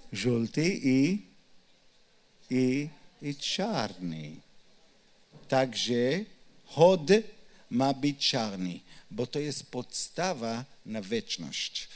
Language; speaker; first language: Polish; non-native, learner; Hebrew